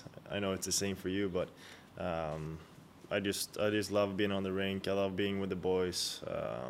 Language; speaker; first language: English; non-native, fluent; Swedish